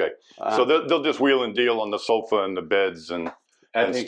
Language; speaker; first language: English; native; English